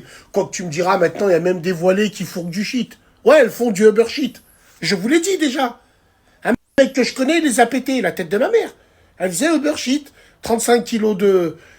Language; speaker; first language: French; native; French